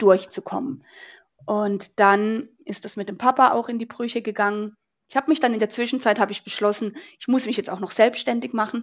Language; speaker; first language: German; native; German